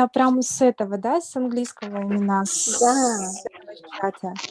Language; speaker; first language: Russian; native; Russian